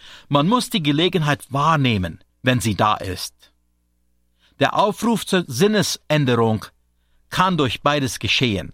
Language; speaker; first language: German; native; German